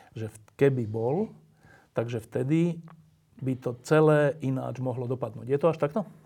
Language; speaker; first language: Slovak; native; Slovak